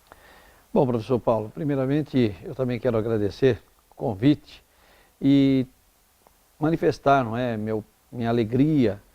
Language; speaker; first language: Portuguese; native; Portuguese